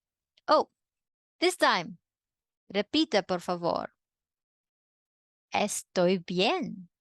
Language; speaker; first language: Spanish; non-native, fluent; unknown